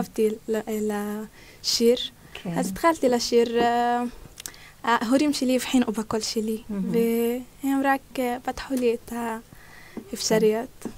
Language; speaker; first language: Hebrew; non-native, local second language; Arabic